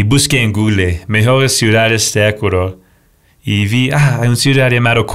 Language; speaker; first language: Spanish; non-native, fluent; English